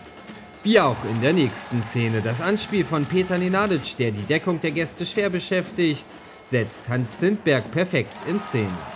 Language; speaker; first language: German; native; German